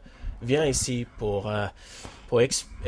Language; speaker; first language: French; non-native, learner; English